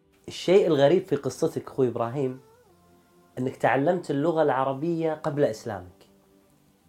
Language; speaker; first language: Arabic; native; Arabic